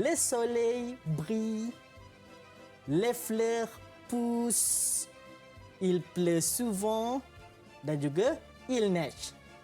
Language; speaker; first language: French; non-native, fluent; Malay